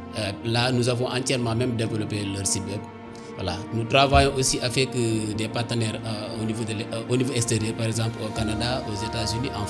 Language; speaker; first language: French; non-native, local second language; Wolof